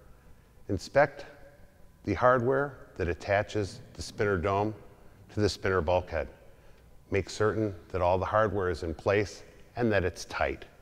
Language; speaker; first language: English; native; English